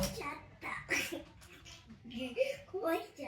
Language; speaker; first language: Japanese; native; Japanese